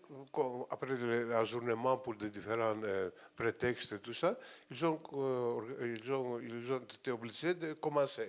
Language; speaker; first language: French; non-native, fluent; Greek